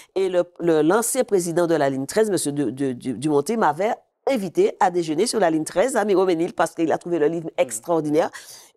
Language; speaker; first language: French; native; French